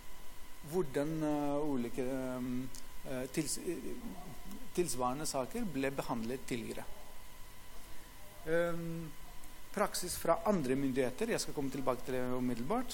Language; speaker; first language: Norwegian; non-native, fluent; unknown